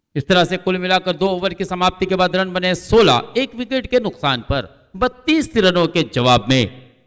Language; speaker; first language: Hindi; non-native, local second language; Marathi